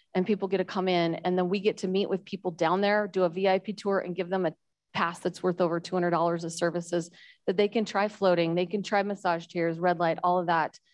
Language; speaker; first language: English; native; English